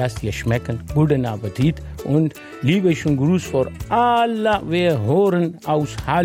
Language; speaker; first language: German; non-native, learner; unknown